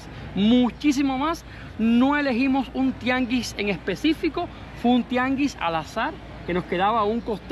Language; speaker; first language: Spanish; native; Spanish